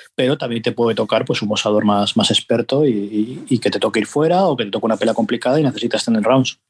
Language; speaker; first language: Spanish; native; Spanish